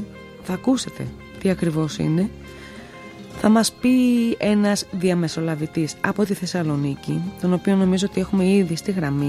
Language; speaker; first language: Greek; native; Greek